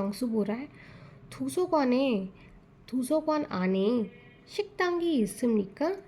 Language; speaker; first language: Korean; non-native, fluent; Hindi